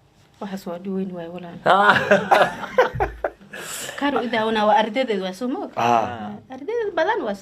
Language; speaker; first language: Somali; non-native, learner; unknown